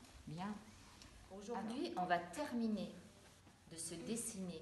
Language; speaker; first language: French; native; French